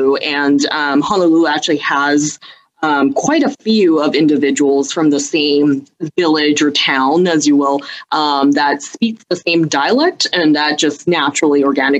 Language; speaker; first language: English; early bilingual, other home language; Cantonese